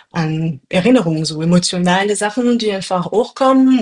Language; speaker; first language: German; non-native, fluent; French